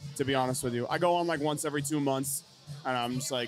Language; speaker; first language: English; native; English